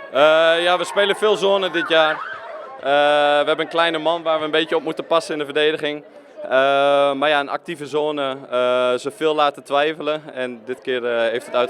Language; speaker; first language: Dutch; native; Dutch